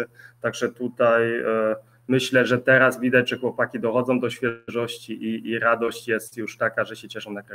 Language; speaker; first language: Polish; early bilingual, heritage; Polish